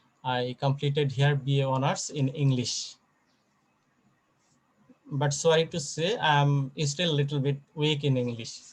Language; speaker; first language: English; non-native, fluent; Bangla